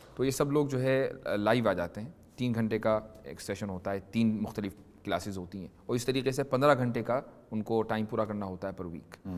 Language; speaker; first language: Urdu; native; Urdu